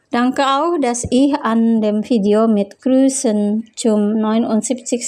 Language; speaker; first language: German; non-native, fluent; Indonesian